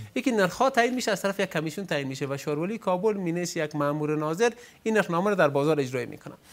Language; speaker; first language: Persian; native; Persian